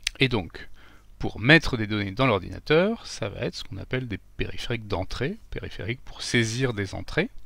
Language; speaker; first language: French; native; French